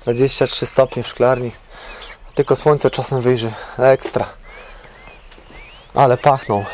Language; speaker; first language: Polish; native; Polish